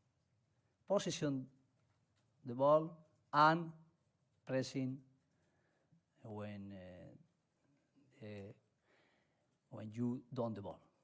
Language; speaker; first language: English; non-native, learner; Spanish